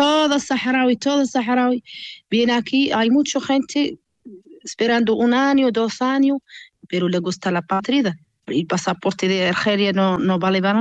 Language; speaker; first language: Spanish; non-native, learner; Arabic